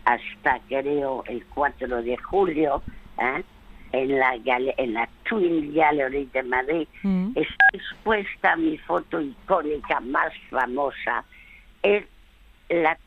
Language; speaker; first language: Spanish; early bilingual, other home language; French